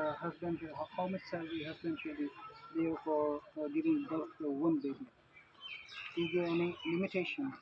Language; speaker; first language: English; non-native, local second language; Urdu